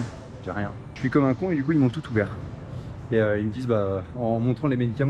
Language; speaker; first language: French; native; French